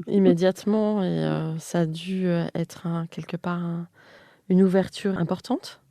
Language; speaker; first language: French; native; French